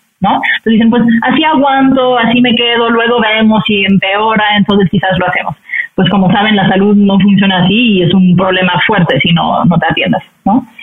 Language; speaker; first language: Spanish; non-native, fluent; French